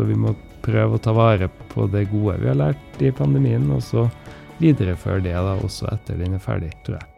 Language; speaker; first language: Norwegian; native; Norwegian